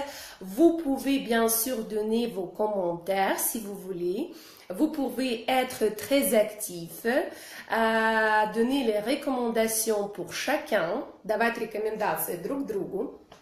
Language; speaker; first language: French; non-native, fluent; Russian